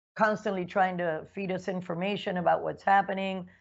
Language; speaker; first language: English; early bilingual, other home language; Spanish